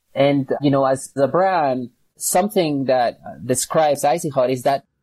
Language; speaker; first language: English; non-native, fluent; Catalan